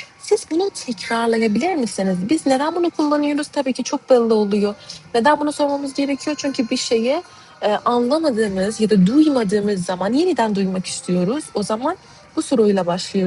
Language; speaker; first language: Turkish; non-native, fluent; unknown